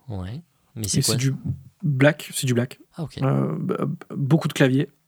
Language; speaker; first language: French; native; French